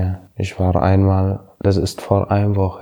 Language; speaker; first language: German; non-native, learner; Arabic